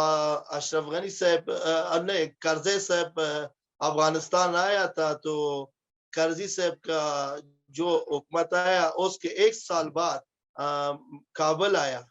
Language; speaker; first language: Hindi; non-native, fluent; Pashto